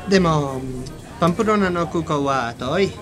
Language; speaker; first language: Japanese; non-native, learner; Spanish